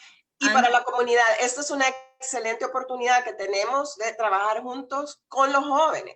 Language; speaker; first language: Spanish; native; Spanish